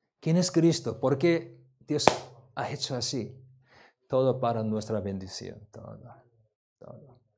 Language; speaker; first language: Spanish; non-native, learner; Korean